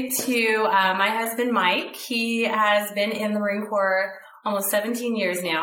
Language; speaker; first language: English; native; English